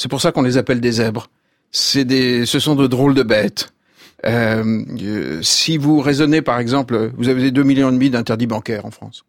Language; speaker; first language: French; native; French